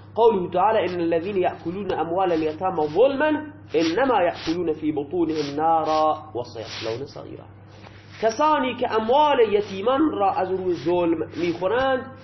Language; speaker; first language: Persian; non-native, local second language; Baluchi